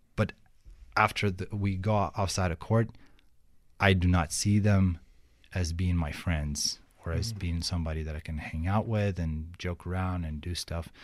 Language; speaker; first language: English; non-native, fluent; Ukrainian